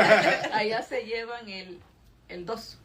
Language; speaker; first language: Spanish; native; Spanish